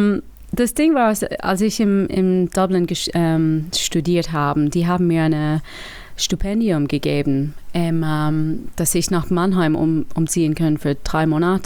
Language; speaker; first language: German; non-native, learner; English